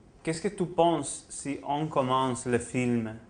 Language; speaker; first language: French; non-native, learner; Spanish